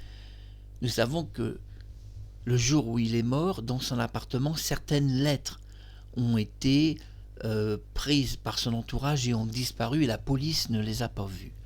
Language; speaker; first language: French; native; French